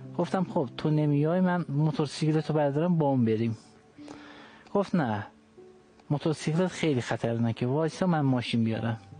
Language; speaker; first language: Persian; non-native, local second language; Azerbaijani